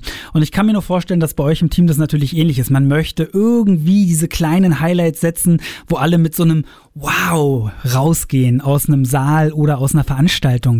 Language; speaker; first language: German; native; German